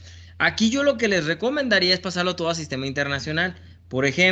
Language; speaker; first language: Spanish; native; Spanish